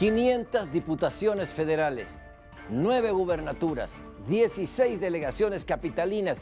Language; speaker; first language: Spanish; native; Spanish